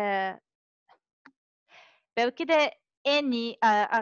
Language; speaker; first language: Turkish; non-native, learner; Serbian